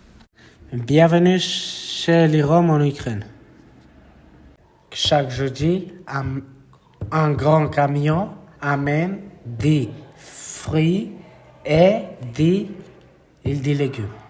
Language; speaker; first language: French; non-native, learner; Romany